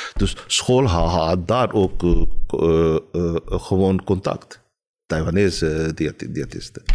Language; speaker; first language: Dutch; non-native, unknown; Urdu